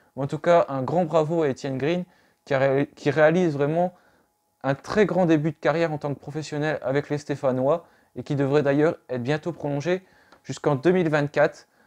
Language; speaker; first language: French; native; French